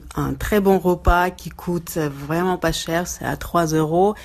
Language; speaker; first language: French; non-native, fluent; Russian